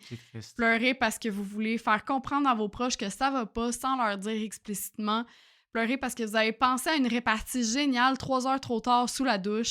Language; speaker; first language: French; native; French